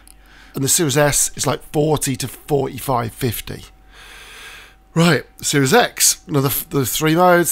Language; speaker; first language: English; native; English